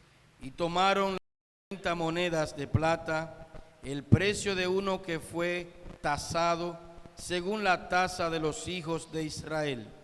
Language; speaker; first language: Spanish; native; Spanish